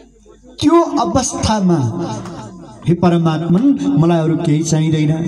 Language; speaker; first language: Nepali; native; Nepali